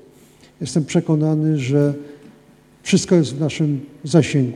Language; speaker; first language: Polish; native; Polish